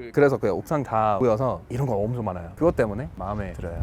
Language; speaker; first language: Korean; non-native, fluent; English